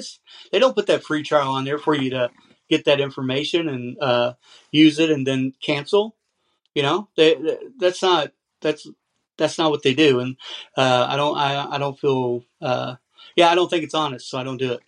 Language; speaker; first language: English; native; English